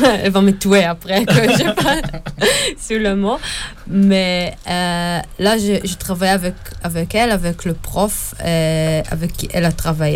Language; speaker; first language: French; non-native, learner; Hebrew